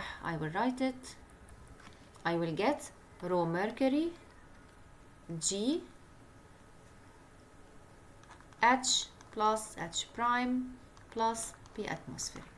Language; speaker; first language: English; non-native, local second language; Arabic